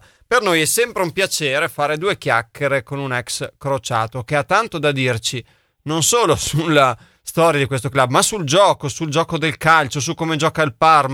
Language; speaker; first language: Italian; native; Italian